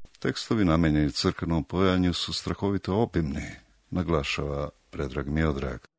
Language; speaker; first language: Serbian; native; Serbian